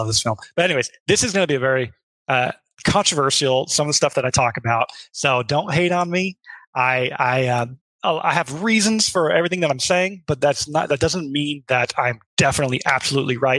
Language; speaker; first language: English; native; English